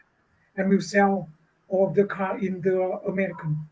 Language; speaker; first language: English; non-native, learner; Vietnamese